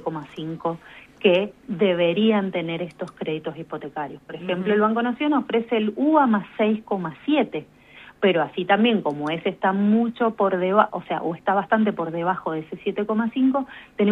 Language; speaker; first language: Spanish; native; Spanish